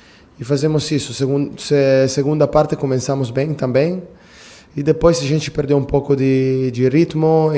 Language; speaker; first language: Portuguese; non-native, fluent; Italian